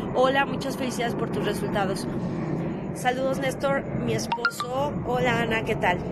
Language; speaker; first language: Spanish; native; Spanish